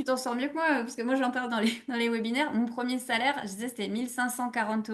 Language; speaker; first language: French; native; French